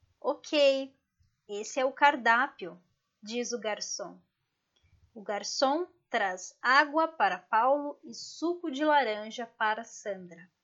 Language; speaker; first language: Portuguese; native; Portuguese